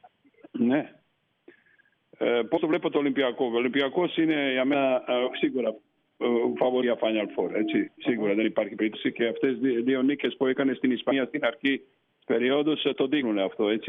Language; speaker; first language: Greek; non-native, fluent; Slovenian